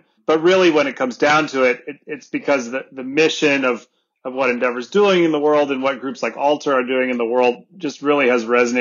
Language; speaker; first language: English; native; English